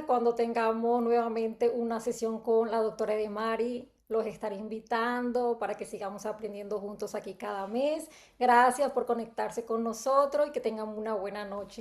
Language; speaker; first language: Spanish; native; Spanish